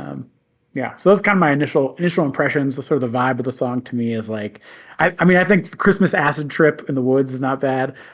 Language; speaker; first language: English; native; English